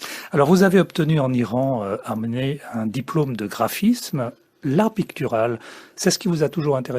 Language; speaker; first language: French; native; French